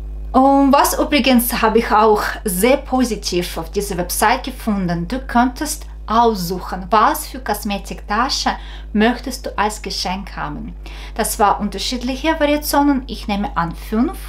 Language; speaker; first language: German; non-native, fluent; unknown